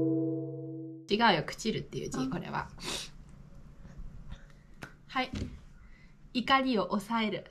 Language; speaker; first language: Japanese; native; Japanese